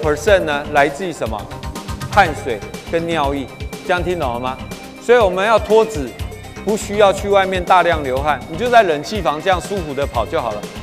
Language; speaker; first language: Chinese; native; Chinese